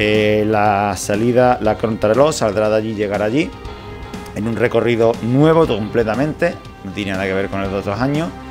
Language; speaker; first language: Spanish; native; Spanish